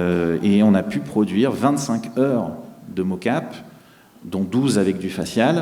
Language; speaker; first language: French; native; French